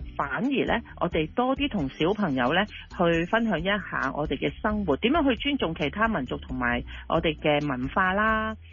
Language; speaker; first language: Cantonese; native; Cantonese